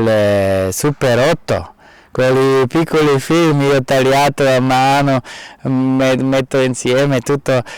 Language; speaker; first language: Italian; non-native, fluent; German